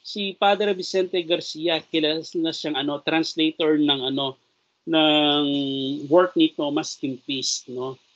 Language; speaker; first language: Filipino; native; Filipino